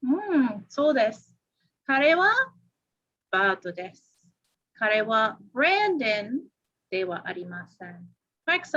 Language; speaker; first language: Japanese; non-native, fluent; English